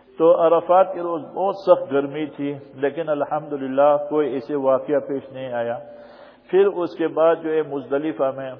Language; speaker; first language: Urdu; native; Urdu